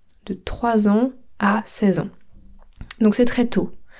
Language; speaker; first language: French; native; French